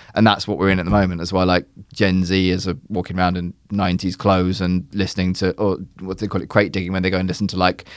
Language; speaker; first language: English; native; English